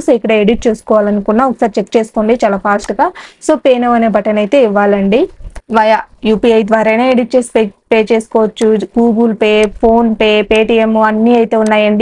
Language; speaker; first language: Telugu; native; Telugu